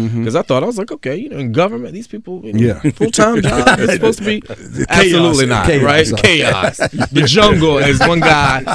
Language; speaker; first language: English; native; English